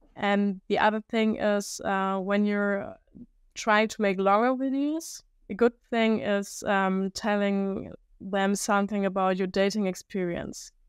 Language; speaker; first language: English; non-native, fluent; German